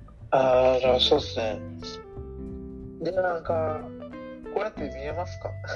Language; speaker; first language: Japanese; non-native, learner; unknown